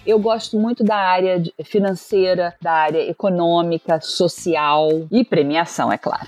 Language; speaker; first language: Portuguese; native; Portuguese